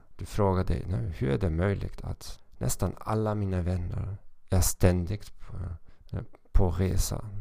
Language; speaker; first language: Swedish; non-native, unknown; German